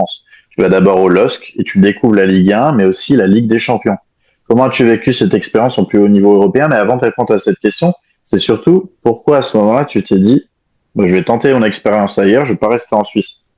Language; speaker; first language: French; native; French